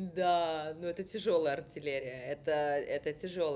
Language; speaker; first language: Russian; native; Russian